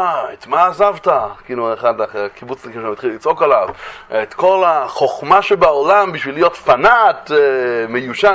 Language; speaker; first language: Hebrew; native; Hebrew